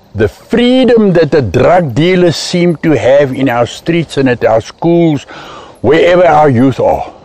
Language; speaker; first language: English; non-native, local second language; Afrikaans